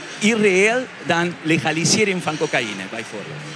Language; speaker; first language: Dutch; non-native, fluent; Spanish